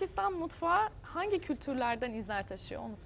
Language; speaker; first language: Turkish; native; Turkish